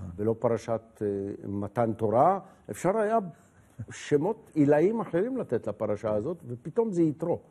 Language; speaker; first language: Hebrew; native; Hebrew